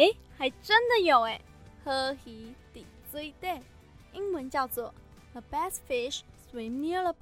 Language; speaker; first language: Chinese; native; Chinese